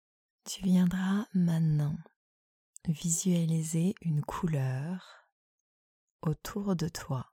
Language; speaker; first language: French; native; French